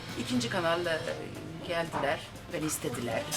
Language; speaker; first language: Turkish; early bilingual, heritage; Turkish